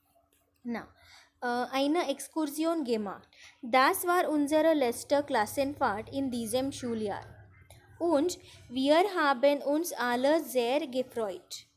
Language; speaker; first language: German; non-native, fluent; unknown